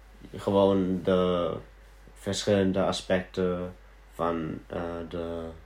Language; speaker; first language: Dutch; early bilingual, heritage; Dutch